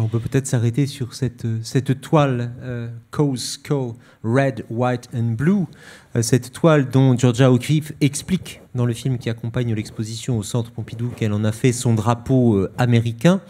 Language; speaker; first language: French; native; French